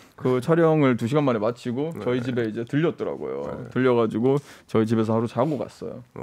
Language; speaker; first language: Korean; native; Korean